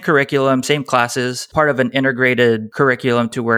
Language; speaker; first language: English; native; English